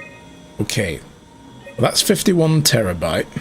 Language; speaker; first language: English; native; English